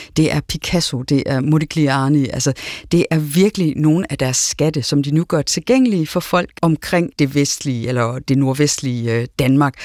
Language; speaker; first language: Danish; native; Danish